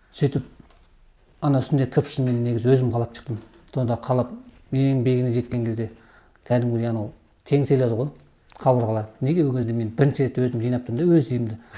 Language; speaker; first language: Kazakh; early bilingual, heritage; Kazakh